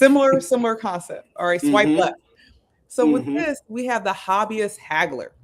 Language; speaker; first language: English; native; English